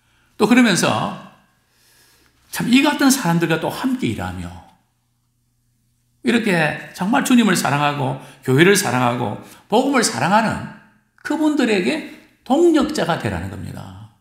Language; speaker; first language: Korean; native; Korean